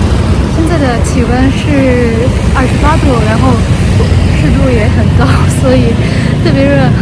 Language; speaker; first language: Chinese; non-native, learner; Japanese